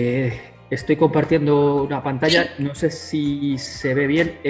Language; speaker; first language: Spanish; native; Spanish